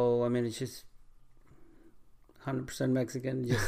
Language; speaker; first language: English; non-native, fluent; Spanish